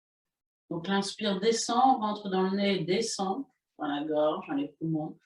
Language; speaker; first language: French; native; French